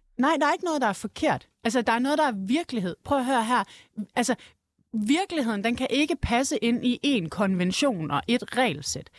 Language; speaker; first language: Danish; native; Danish